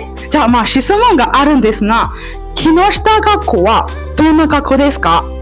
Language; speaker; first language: Japanese; non-native, learner; Burmese